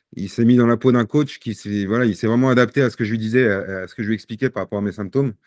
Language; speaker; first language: French; native; French